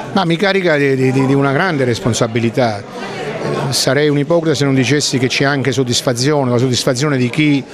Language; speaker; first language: Italian; native; Italian